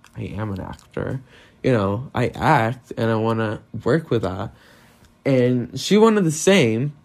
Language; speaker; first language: English; non-native, fluent; Portuguese